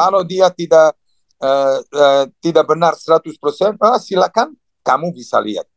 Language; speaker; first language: Indonesian; non-native, fluent; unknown